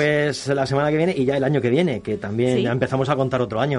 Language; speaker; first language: Spanish; native; Spanish